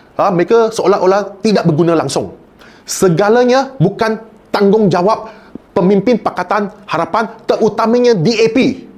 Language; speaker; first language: Malay; non-native, local second language; Chinese